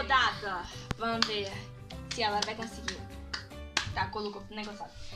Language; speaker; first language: Portuguese; early bilingual, heritage; Portuguese